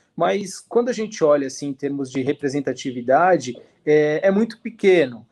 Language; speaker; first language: Portuguese; native; Portuguese